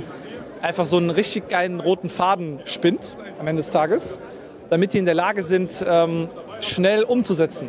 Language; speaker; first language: German; native; German